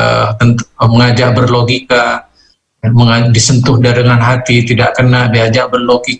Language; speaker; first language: Indonesian; native; Indonesian